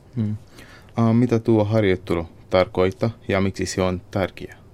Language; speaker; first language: Finnish; non-native, fluent; Arabic